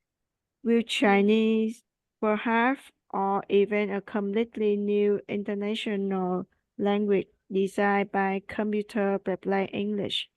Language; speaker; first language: English; non-native, learner; Vietnamese